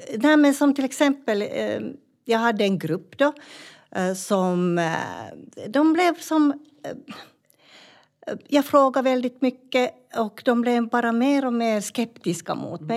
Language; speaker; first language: Swedish; non-native, fluent; Finnish